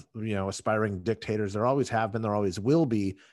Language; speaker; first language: English; native; English